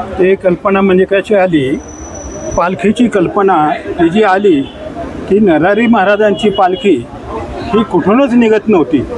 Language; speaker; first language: Marathi; native; Marathi